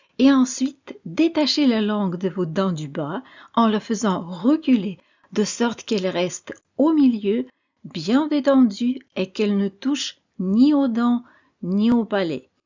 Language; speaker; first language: French; non-native, fluent; Russian